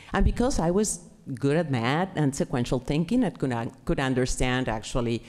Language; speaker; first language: English; non-native, fluent; Spanish